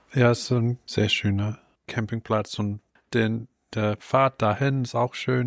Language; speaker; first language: German; non-native, fluent; English